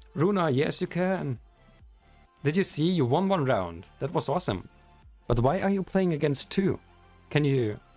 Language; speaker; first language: English; non-native, fluent; German